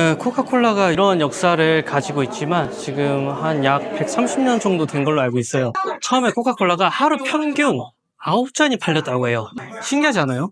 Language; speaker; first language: Korean; native; Korean